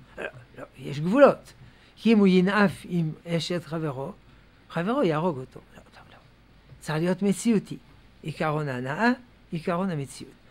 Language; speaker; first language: Hebrew; non-native, fluent; French